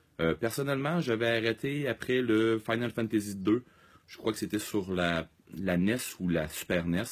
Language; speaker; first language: French; native; French